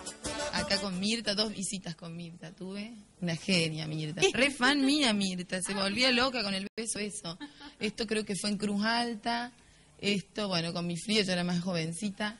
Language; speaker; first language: Spanish; native; Spanish